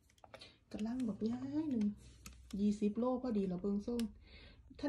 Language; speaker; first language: Thai; non-native, local second language; Northeastern Thai